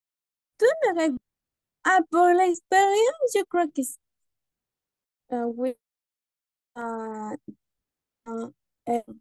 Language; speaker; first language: French; non-native, learner; Spanish